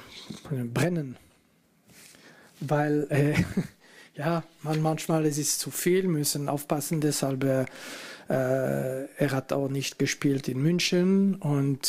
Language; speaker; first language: German; non-native, fluent; French